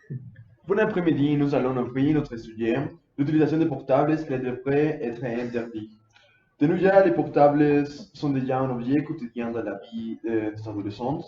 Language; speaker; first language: French; non-native, learner; Spanish